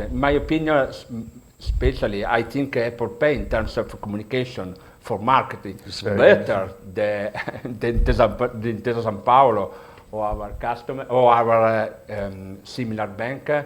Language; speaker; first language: English; non-native, learner; Italian